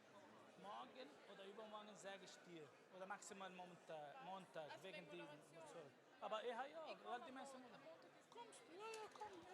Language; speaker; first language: German; non-native, learner; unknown